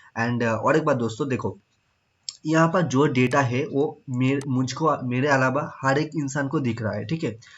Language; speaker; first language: Hindi; non-native, local second language; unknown